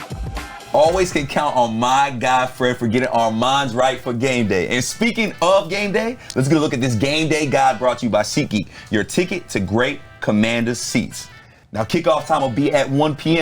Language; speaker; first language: English; native; English